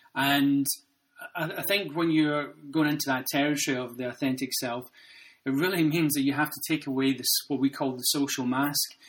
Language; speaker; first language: English; native; English